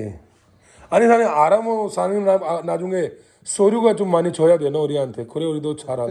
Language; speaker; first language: Korean; non-native, learner; Hindi